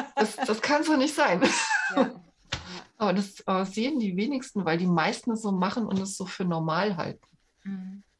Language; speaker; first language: German; native; German